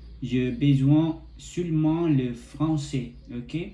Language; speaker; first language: French; non-native, learner; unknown